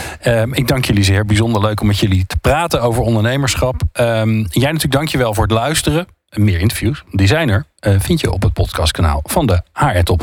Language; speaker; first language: Dutch; native; Dutch